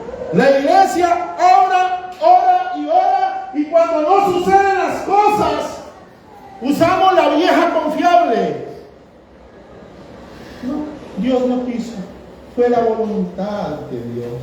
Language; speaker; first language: Spanish; native; Spanish